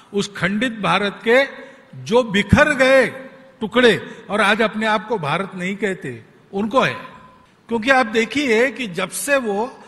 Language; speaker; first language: Hindi; non-native, local second language; Marathi